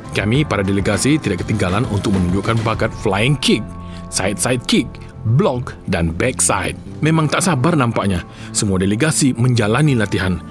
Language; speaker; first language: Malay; native; Malay